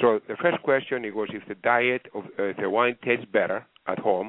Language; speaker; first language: English; non-native, fluent; Greek